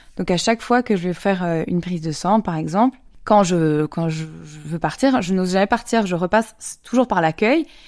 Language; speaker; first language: French; native; French